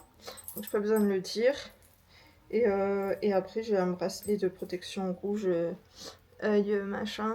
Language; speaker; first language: French; native; French